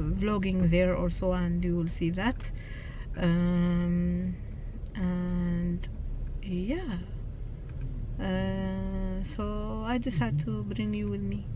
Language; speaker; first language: English; non-native, learner; Arabic